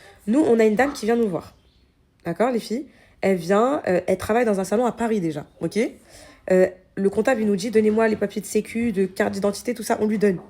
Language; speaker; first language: French; native; French